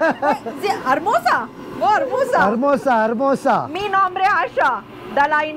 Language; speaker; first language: Spanish; non-native, learner; Kannada